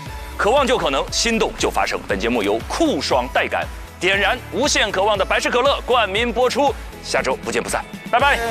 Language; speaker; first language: Chinese; native; Chinese